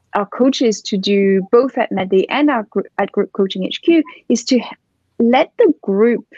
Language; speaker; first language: English; non-native, fluent; French